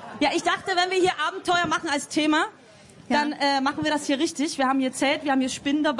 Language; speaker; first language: German; native; German